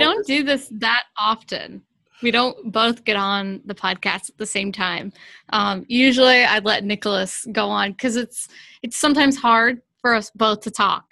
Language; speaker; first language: English; native; English